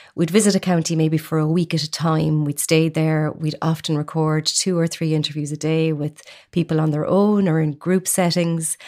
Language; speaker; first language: English; native; English